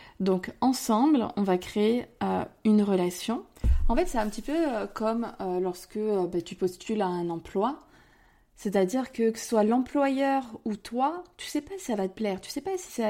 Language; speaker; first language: French; native; French